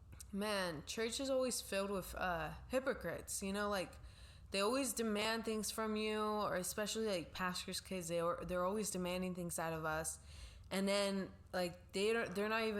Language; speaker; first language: English; non-native, local second language; Spanish